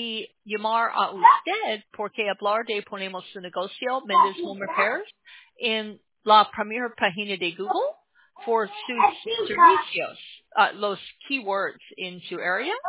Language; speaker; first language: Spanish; non-native, learner; English